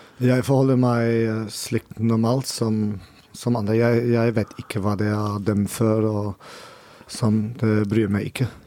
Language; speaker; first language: Norwegian; non-native, learner; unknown